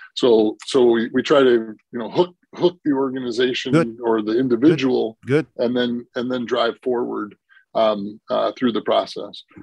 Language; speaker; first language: English; native; English